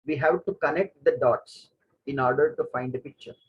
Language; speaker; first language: English; non-native, local second language; Kannada